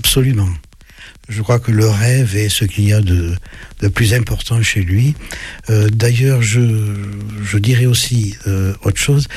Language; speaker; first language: French; native; French